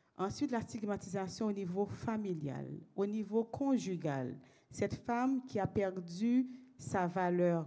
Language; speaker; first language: French; native; French